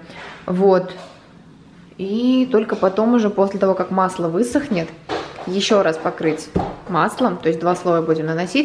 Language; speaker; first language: Russian; native; Russian